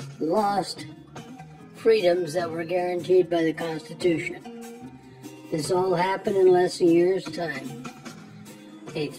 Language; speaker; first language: English; native; English